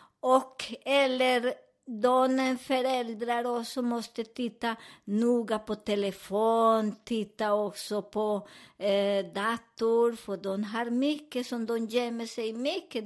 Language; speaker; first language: Swedish; non-native, fluent; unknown